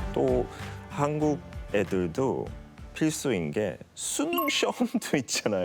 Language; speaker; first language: Korean; non-native, fluent; English